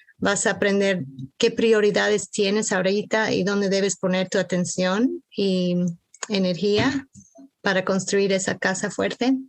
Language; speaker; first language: Spanish; early bilingual, heritage; Spanish